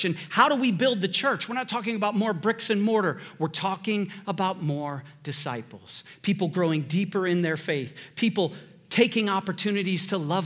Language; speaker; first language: English; native; English